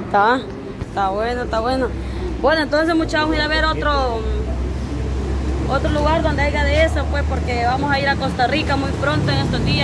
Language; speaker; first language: Spanish; native; Spanish